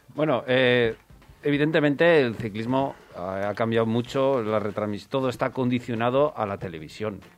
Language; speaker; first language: Spanish; native; Spanish